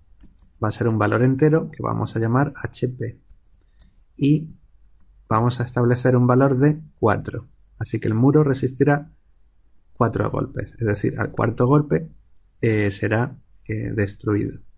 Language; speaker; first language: Spanish; native; Spanish